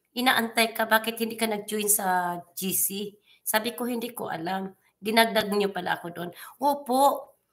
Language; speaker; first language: Filipino; non-native, local second language; Cebuano